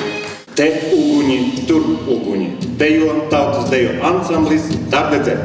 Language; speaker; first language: Latvian; native; Latvian